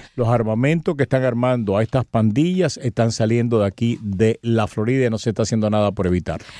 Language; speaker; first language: Spanish; native; Spanish